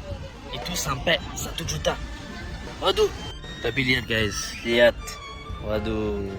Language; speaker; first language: Indonesian; non-native, fluent; French